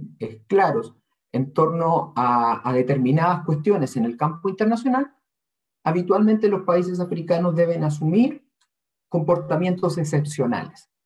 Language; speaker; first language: Spanish; native; Spanish